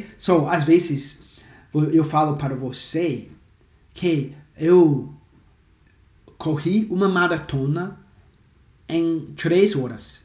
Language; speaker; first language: Portuguese; non-native, fluent; English